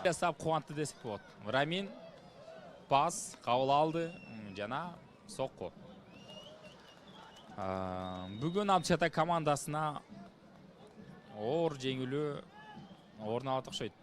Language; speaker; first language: Kyrgyz; native; Kyrgyz